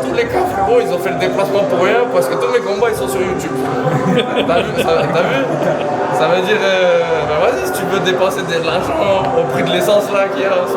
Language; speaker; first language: French; native; French